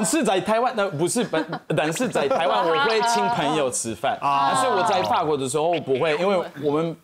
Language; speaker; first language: Chinese; non-native, fluent; French